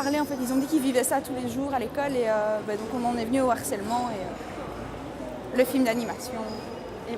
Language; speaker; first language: French; native; French